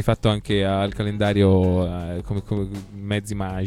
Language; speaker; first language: Italian; native; Italian